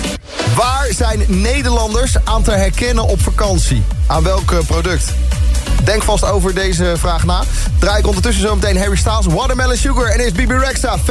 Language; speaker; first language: Dutch; native; Dutch